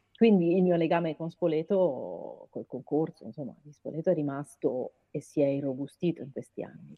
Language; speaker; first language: Italian; native; Italian